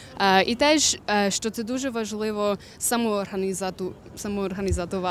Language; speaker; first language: Ukrainian; non-native, learner; English